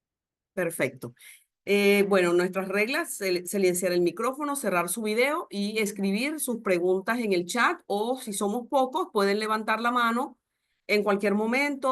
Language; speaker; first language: Spanish; native; Spanish